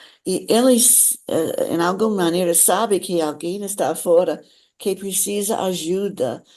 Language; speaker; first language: Portuguese; non-native, fluent; English